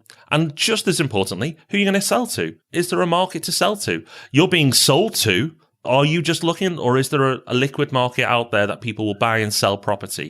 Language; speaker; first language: English; native; English